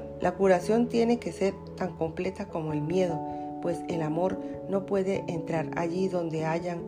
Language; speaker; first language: Spanish; native; Spanish